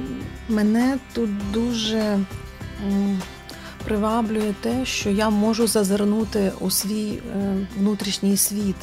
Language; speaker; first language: Ukrainian; non-native, local second language; Russian